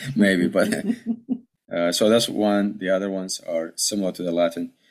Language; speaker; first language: English; early bilingual, other home language; Arabic